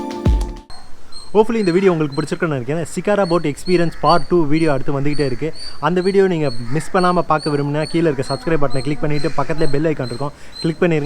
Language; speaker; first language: Tamil; native; Tamil